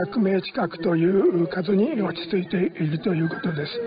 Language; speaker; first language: Japanese; native; Japanese